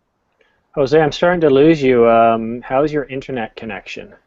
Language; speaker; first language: English; native; English